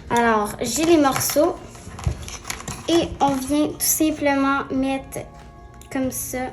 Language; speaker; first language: French; native; French